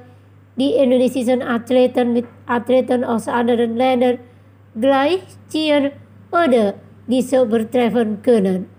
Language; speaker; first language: German; non-native, fluent; Indonesian